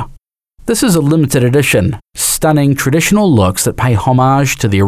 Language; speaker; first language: English; native; English